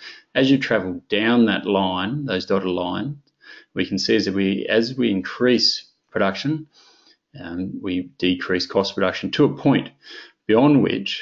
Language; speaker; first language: English; native; English